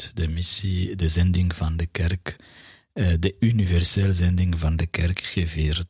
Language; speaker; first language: Dutch; non-native, fluent; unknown